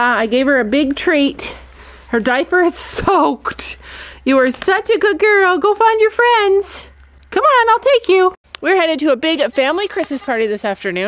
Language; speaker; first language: English; native; English